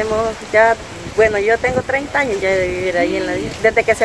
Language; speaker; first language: Spanish; native; Spanish